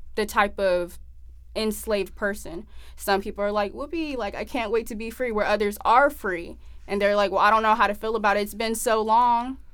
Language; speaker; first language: English; native; English